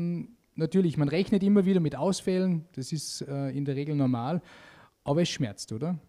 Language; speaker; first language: German; native; German